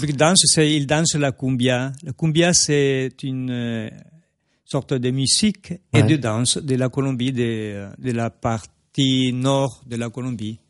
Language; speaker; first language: French; non-native, fluent; Spanish